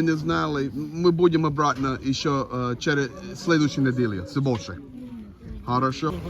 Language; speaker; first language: Russian; non-native, learner; English